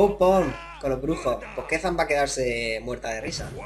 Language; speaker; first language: Spanish; native; Spanish